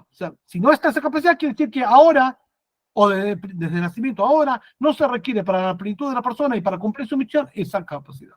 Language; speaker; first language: Spanish; native; Spanish